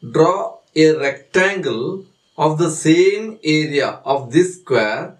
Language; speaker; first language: English; non-native, local second language; Kannada